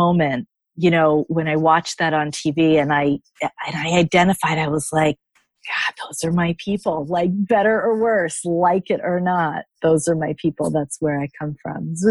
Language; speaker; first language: English; native; English